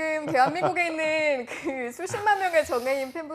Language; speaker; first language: Korean; native; Korean